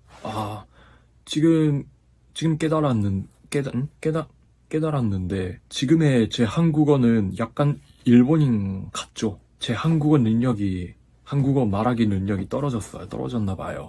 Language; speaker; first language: Korean; non-native, fluent; Japanese